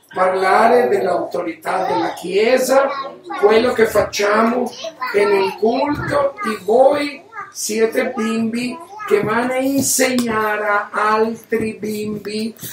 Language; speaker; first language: Italian; non-native, learner; Spanish